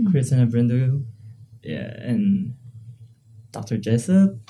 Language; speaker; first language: English; non-native, learner; Korean